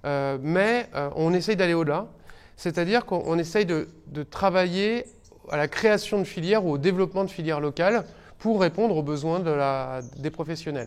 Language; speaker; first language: French; native; French